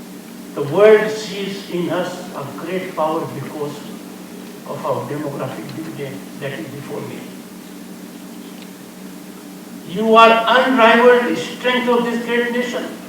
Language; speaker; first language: English; non-native, local second language; Hindi